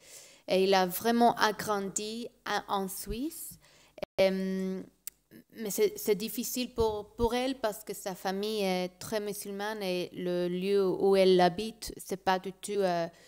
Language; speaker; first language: French; non-native, learner; Spanish